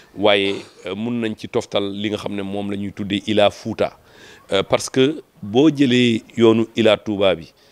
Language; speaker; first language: French; non-native, local second language; Fula